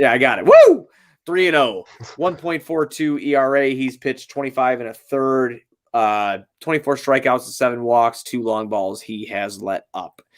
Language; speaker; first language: English; native; English